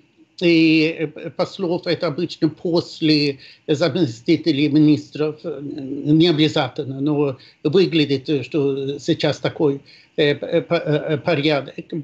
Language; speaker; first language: Russian; non-native, fluent; Swedish